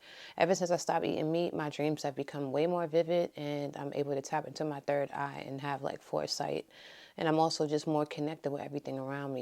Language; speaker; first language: English; native; English